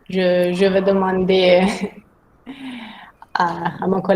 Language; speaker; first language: French; non-native, learner; Italian